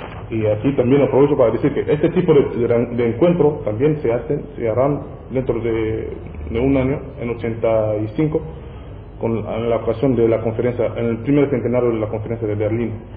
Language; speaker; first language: Spanish; non-native, fluent; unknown